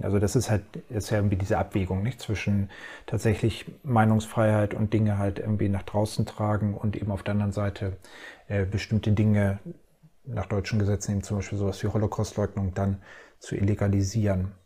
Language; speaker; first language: German; native; German